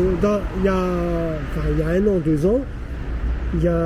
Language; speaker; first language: French; native; French